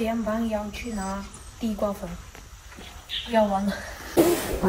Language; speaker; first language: Chinese; non-native, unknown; Ukrainian